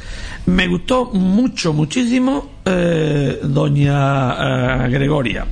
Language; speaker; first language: Spanish; native; Spanish